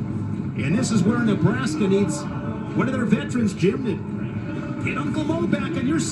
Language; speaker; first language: English; native; English